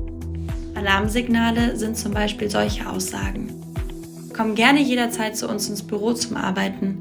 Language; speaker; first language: German; native; German